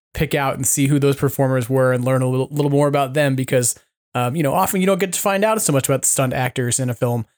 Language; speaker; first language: English; native; English